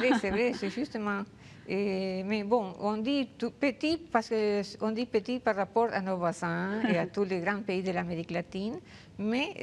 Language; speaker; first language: French; non-native, fluent; Spanish